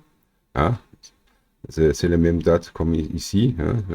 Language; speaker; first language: French; non-native, learner; German